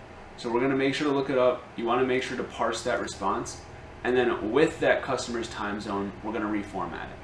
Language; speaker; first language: English; native; English